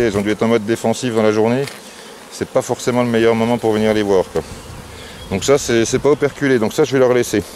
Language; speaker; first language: French; native; French